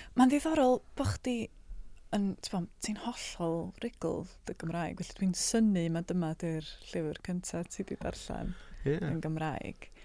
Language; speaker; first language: Welsh; native; Welsh